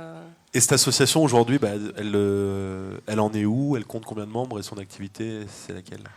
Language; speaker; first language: French; native; French